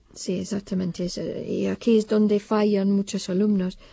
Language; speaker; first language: Spanish; non-native, fluent; English